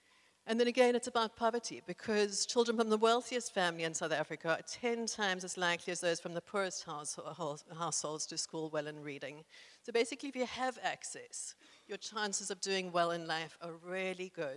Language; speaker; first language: English; native; English